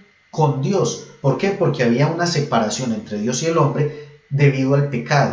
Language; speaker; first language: Spanish; native; Spanish